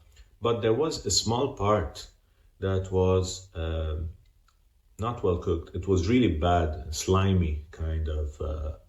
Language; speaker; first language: English; non-native, fluent; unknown